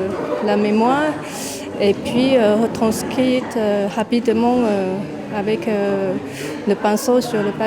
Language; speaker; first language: French; non-native, fluent; Chinese